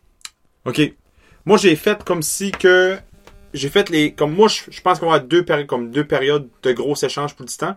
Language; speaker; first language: French; native; French